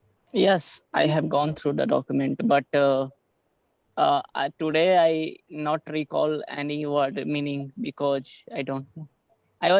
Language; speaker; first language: English; non-native, learner; Hindi